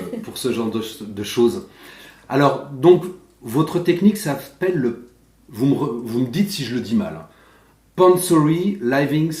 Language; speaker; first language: French; native; French